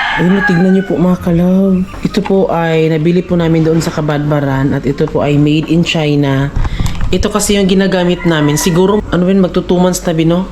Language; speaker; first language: Filipino; non-native, local second language; Cebuano